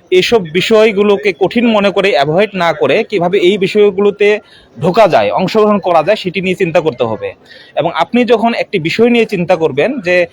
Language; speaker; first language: Bangla; non-native, local second language; Chakma